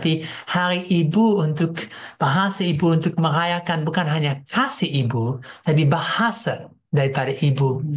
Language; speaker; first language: Indonesian; non-native, fluent; English